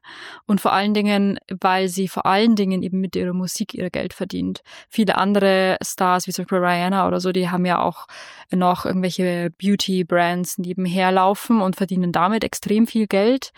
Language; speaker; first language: German; native; German